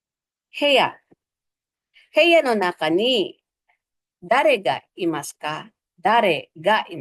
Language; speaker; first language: Japanese; non-native, fluent; Filipino